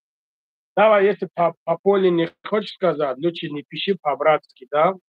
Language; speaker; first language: Russian; non-native, fluent; Tajik